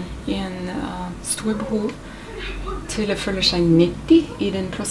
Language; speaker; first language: Norwegian; non-native, fluent; English